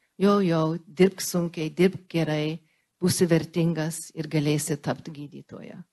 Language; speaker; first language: Lithuanian; early bilingual, heritage; Lithuanian